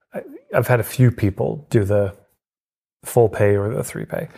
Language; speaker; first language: English; native; English